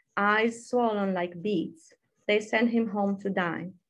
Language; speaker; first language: English; non-native, fluent; Romanian